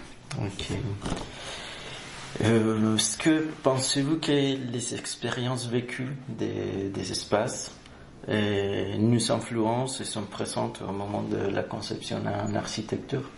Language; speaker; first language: French; non-native, fluent; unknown